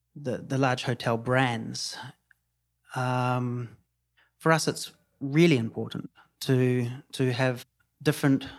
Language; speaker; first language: English; native; English